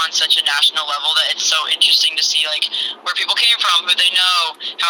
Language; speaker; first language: English; native; English